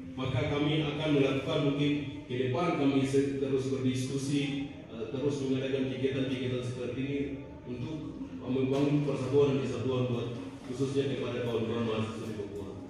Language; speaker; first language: Indonesian; native; Indonesian